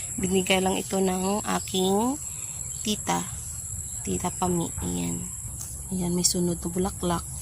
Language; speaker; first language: Filipino; native; Filipino